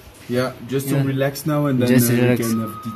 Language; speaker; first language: English; non-native, fluent; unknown